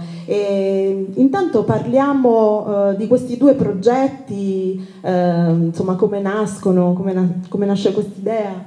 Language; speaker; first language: Italian; native; Italian